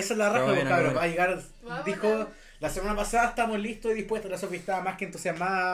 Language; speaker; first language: Spanish; native; Spanish